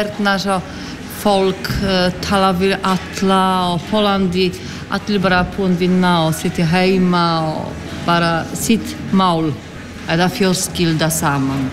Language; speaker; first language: Icelandic; non-native, learner; Polish